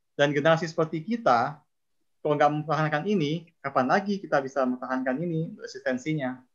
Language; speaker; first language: Indonesian; non-native, local second language; Chinese